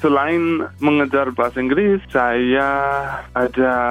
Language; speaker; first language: Indonesian; non-native, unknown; English